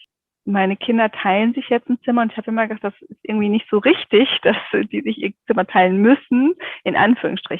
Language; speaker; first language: German; native; German